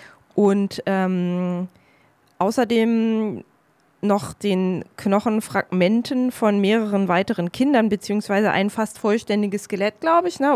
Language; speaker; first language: German; native; German